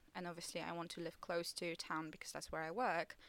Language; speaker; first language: English; non-native, fluent; Polish